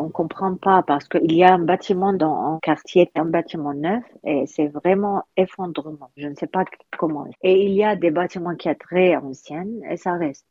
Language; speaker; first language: French; non-native, learner; Arabic